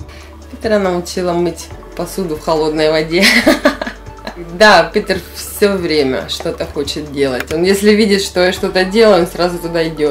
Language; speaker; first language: Russian; non-native, local second language; Ukrainian